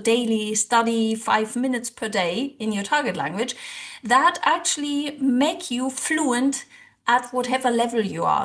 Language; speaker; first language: English; non-native, fluent; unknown